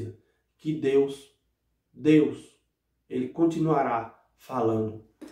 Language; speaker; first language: Portuguese; native; Portuguese